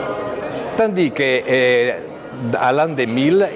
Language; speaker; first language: French; non-native, fluent; Italian